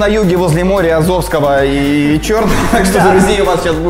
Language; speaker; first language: Russian; native; Russian